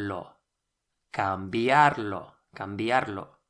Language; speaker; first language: Spanish; non-native, fluent; English